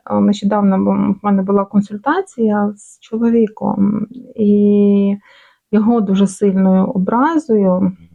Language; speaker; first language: Ukrainian; non-native, local second language; Russian